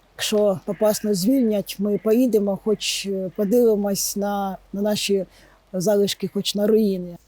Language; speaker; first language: Ukrainian; non-native, local second language; Russian